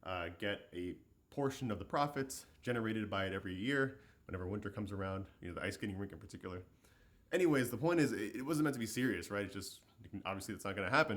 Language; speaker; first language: English; native; English